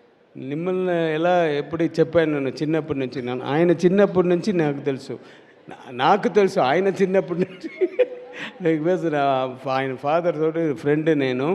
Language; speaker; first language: Telugu; non-native, learner; Tamil